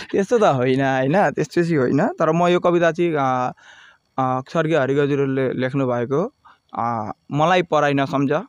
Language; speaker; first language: Nepali; native; Nepali